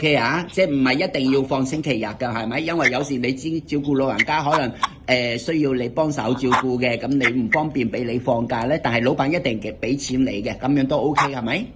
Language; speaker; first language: Cantonese; native; Cantonese